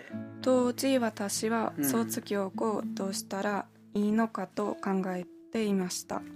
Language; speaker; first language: Japanese; non-native, learner; German